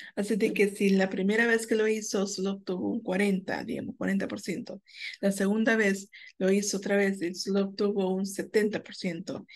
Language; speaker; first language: Spanish; non-native, fluent; English